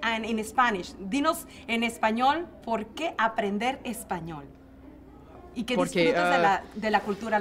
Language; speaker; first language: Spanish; native; Spanish